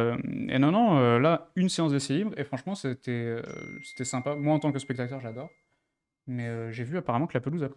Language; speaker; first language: French; native; French